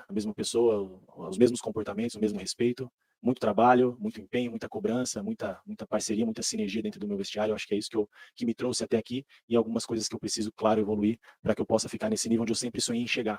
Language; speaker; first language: Portuguese; native; Portuguese